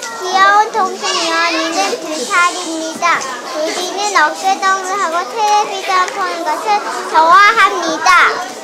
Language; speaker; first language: Korean; early bilingual, heritage; Korean